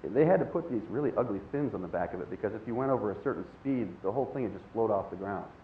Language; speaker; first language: English; native; English